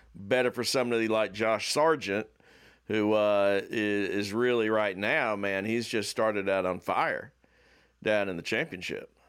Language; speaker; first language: English; native; English